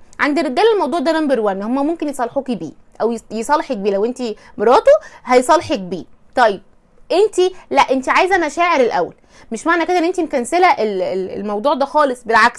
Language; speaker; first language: Arabic; native; Arabic